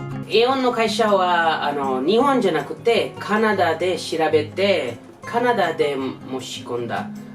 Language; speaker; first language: Japanese; non-native, learner; English